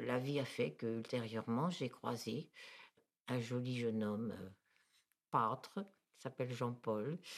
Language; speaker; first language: French; native; French